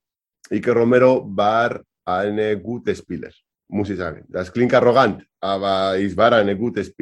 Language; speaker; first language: German; non-native, learner; Spanish